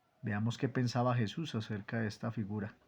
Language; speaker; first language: Spanish; native; Spanish